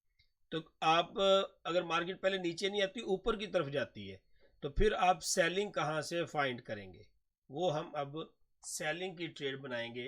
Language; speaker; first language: Hindi; non-native, local second language; Punjabi